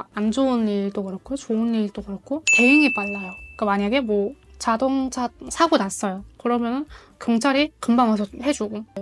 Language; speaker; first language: Korean; non-native, fluent; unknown